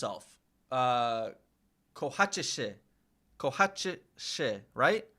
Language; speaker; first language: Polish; non-native, learner; English